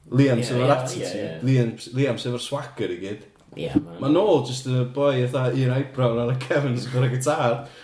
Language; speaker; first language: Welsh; native; Welsh